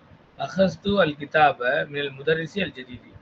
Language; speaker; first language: Arabic; non-native, fluent; Tamil